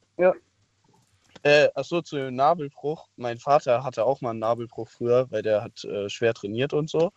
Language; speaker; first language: German; native; German